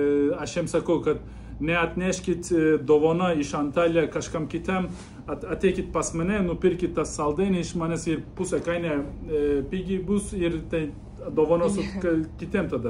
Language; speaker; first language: Lithuanian; non-native, learner; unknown